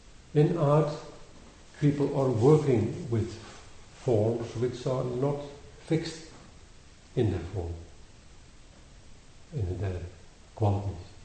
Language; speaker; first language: English; non-native, fluent; Dutch